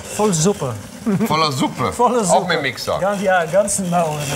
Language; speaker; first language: German; non-native, fluent; Dutch